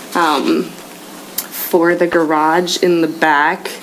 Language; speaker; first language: English; native; English